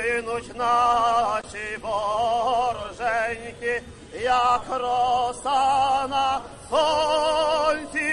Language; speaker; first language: Ukrainian; native; Ukrainian